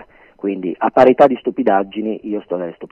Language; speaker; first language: Italian; native; Italian